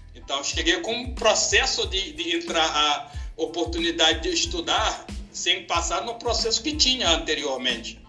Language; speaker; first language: Portuguese; non-native, fluent; Wolof